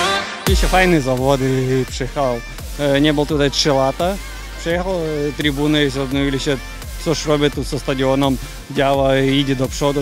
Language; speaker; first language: Polish; non-native, learner; Russian